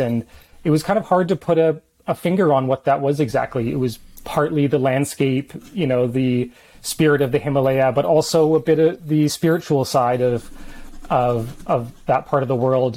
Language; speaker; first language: English; native; English